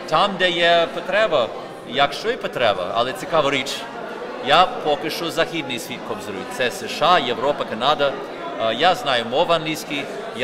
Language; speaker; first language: Ukrainian; early bilingual, heritage; Ukrainian